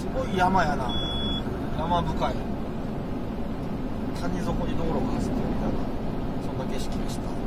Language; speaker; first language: Japanese; native; Japanese